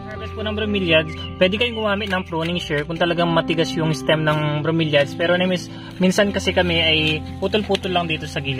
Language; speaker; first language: Filipino; non-native, local second language; Pampanga